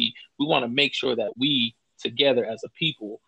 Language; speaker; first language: English; native; English